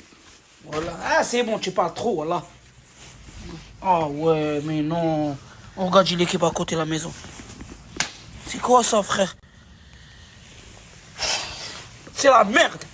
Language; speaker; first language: French; non-native, learner; Arabic